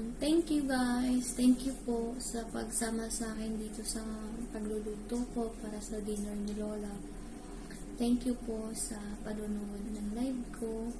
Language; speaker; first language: Filipino; non-native, local second language; Waray